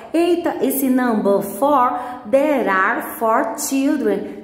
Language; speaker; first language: English; non-native, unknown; Portuguese